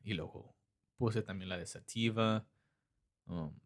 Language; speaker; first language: Spanish; early bilingual, heritage; Spanish